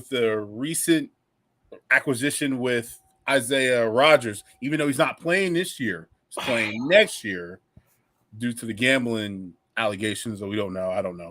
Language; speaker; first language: English; native; English